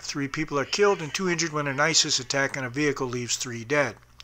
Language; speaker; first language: English; native; English